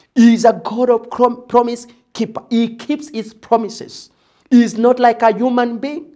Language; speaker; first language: English; non-native, local second language; Swahili